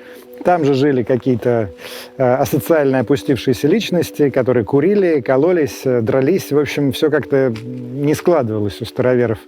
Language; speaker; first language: Russian; native; Russian